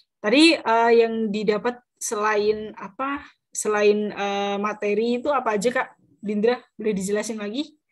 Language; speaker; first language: Indonesian; native; Indonesian